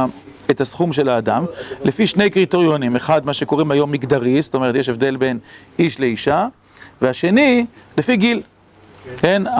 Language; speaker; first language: Hebrew; native; Hebrew